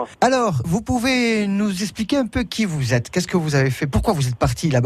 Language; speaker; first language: French; native; French